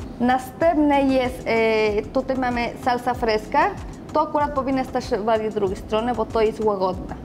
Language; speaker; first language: Polish; non-native, learner; Spanish